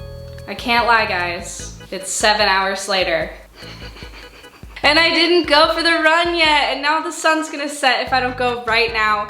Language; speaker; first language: English; native; English